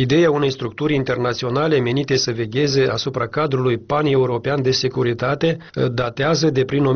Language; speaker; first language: Romanian; native; Romanian